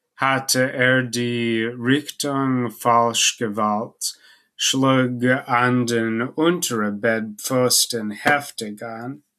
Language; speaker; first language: German; non-native, learner; English